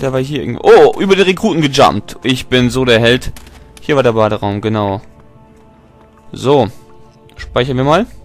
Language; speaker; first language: German; native; German